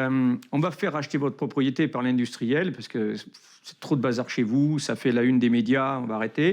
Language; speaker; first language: French; native; French